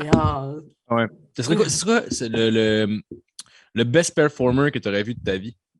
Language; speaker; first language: French; native; French